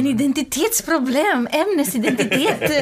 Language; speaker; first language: Swedish; non-native, fluent; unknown